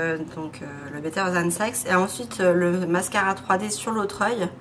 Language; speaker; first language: French; native; French